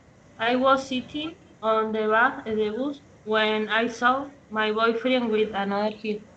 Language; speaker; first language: English; non-native, learner; Spanish